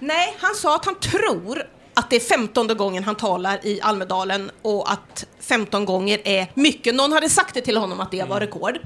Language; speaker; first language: Swedish; native; Swedish